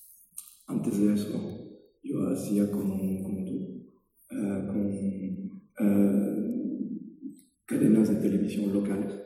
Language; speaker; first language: Spanish; non-native, fluent; French